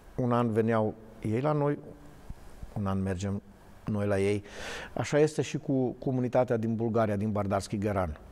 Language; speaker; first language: Romanian; non-native, local second language; Bulgarian